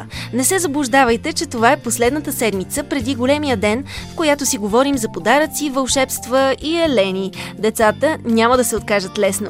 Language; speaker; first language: Bulgarian; native; Bulgarian